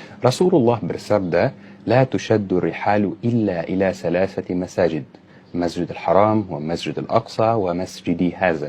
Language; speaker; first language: Indonesian; non-native, fluent; Arabic